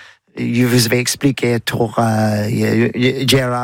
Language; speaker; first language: French; non-native, learner; English